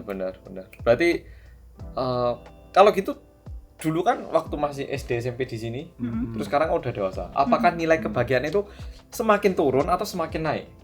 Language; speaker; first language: Indonesian; early bilingual, other home language; Korean